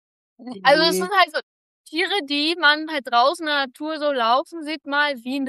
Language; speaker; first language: German; native; German